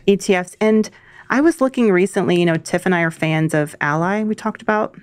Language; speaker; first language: English; native; English